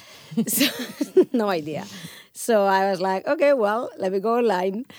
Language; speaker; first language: English; non-native, fluent; Catalan